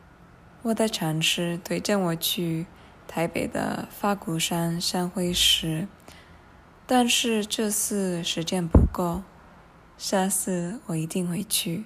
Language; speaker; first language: Chinese; non-native, fluent; English